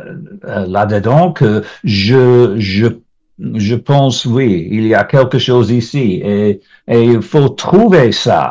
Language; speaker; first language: French; non-native, learner; English